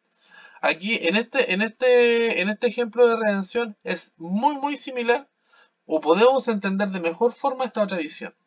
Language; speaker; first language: Spanish; native; Spanish